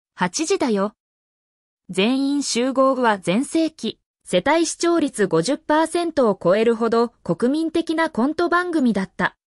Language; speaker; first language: Japanese; native; Japanese